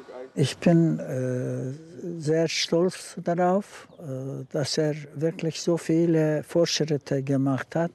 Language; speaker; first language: German; non-native, fluent; Turkish